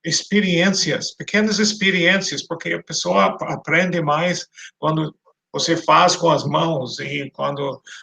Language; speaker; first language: Portuguese; non-native, fluent; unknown